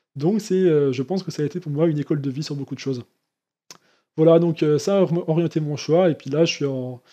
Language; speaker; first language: French; native; French